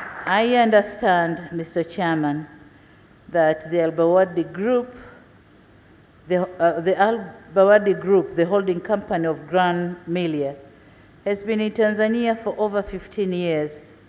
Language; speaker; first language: English; non-native, local second language; Swahili